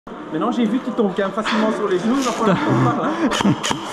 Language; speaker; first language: French; native; French